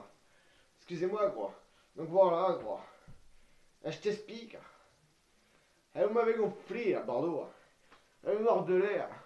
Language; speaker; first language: French; native; French